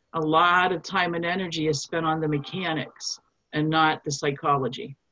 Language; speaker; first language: English; non-native, fluent; German